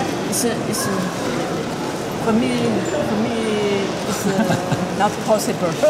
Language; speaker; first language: English; non-native, learner; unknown